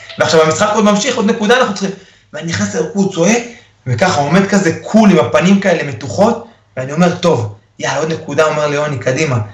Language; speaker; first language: Hebrew; early bilingual, other home language; Spanish